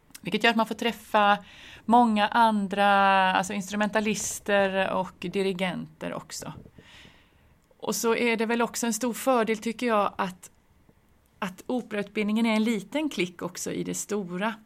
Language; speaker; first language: Swedish; native; Swedish